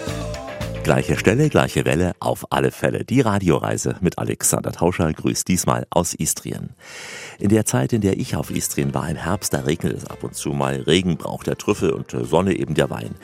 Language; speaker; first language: German; native; German